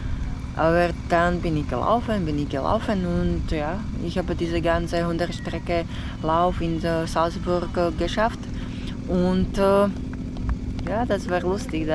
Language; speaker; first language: German; non-native, learner; Slovak